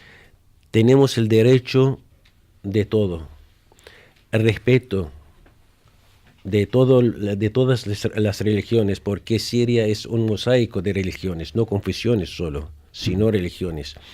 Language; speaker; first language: Spanish; non-native, fluent; Arabic